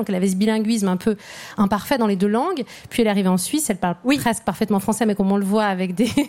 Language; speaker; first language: French; native; French